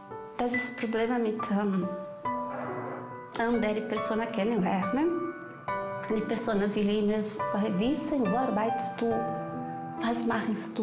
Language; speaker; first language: German; non-native, learner; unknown